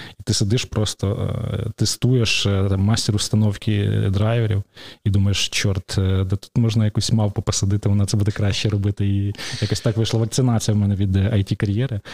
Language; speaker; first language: Ukrainian; native; Ukrainian